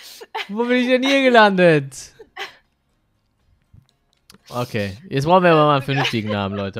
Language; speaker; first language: German; native; German